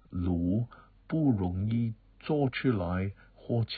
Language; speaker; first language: Chinese; non-native, fluent; English